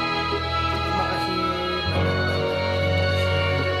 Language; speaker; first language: Indonesian; non-native, fluent; Filipino